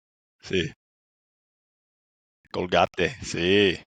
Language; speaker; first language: Spanish; non-native, fluent; English